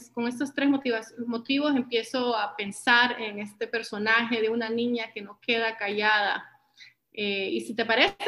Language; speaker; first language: Spanish; native; Spanish